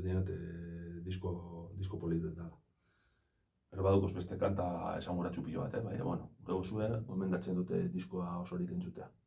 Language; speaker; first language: Basque; native; Basque